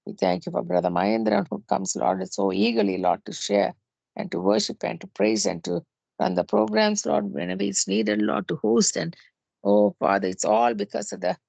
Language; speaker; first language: English; non-native, local second language; Tamil